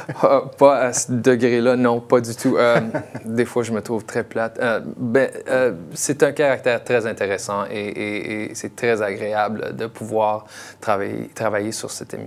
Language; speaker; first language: French; non-native, local second language; English